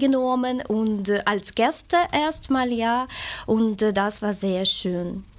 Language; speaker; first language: German; non-native, fluent; Ukrainian